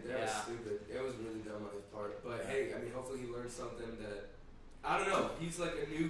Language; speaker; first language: English; native; English